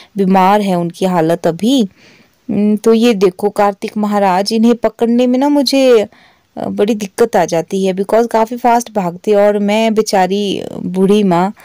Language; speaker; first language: Hindi; native; Hindi